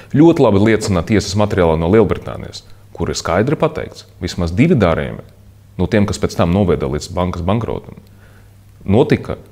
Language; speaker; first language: Latvian; non-native, local second language; Russian